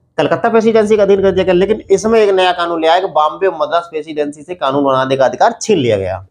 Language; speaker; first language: Hindi; native; Hindi